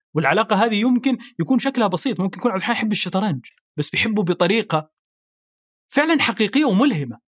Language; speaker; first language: Arabic; native; Arabic